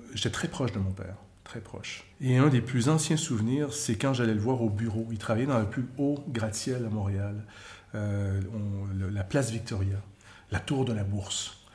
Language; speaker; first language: French; native; French